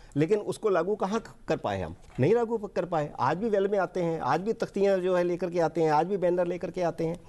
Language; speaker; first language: Hindi; native; Hindi